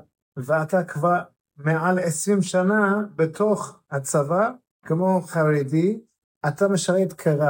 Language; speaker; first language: Hebrew; non-native, fluent; English